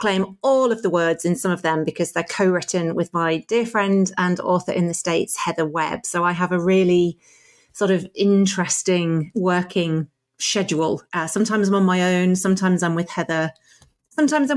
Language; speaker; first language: English; native; English